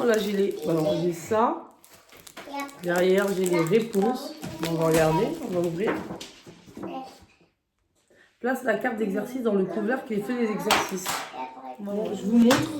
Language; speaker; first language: French; native; French